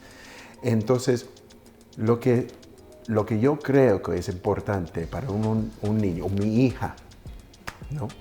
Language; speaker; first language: Spanish; early bilingual, heritage; Spanish